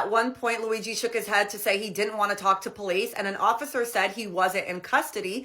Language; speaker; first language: English; native; English